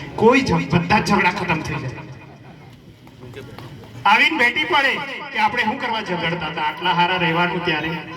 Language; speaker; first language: Gujarati; non-native, local second language; Vasavi